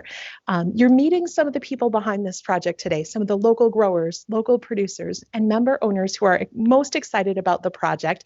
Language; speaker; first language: English; native; English